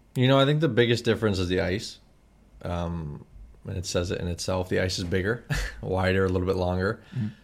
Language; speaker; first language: English; native; English